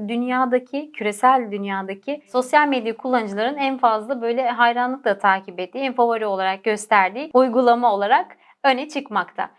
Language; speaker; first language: Turkish; native; Turkish